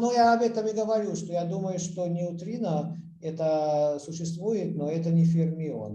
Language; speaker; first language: Russian; non-native, fluent; Hungarian